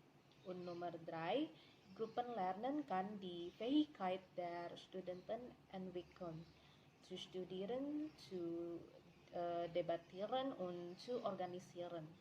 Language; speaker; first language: German; non-native, learner; Indonesian